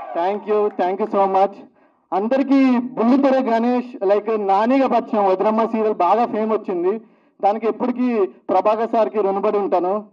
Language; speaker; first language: Telugu; native; Telugu